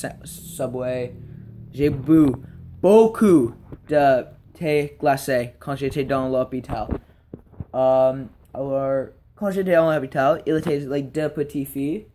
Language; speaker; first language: French; non-native, learner; English